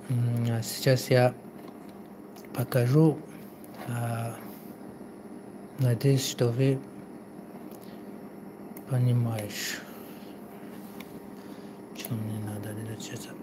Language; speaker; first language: Russian; non-native, local second language; Tajik